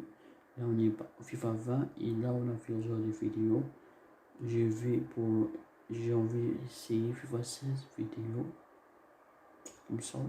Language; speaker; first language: French; non-native, learner; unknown